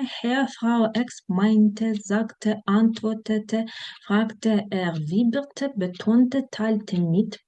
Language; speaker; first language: German; non-native, fluent; Ukrainian